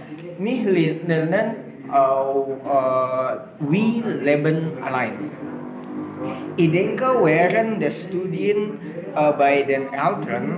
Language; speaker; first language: German; non-native, learner; Indonesian